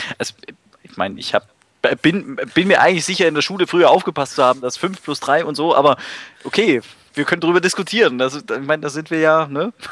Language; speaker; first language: German; native; German